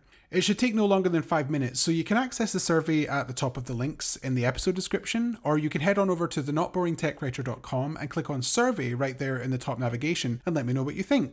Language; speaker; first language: English; native; English